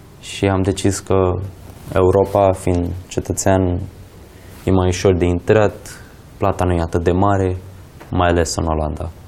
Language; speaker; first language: Romanian; early bilingual, other home language; Arabic